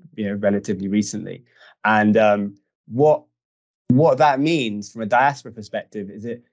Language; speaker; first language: English; native; English